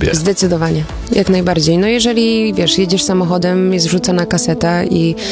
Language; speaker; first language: Polish; early bilingual, heritage; Polish